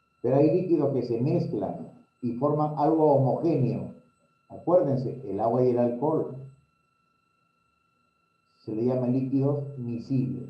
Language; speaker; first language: Spanish; native; Spanish